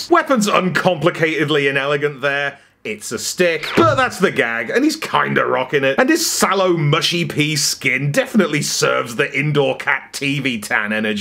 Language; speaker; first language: English; native; English